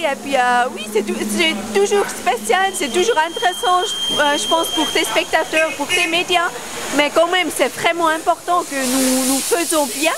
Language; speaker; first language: French; non-native, local second language; German